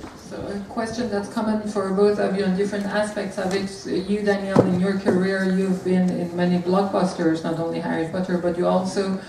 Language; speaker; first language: English; non-native, fluent; French